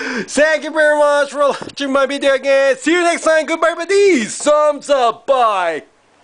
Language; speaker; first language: English; non-native, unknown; Japanese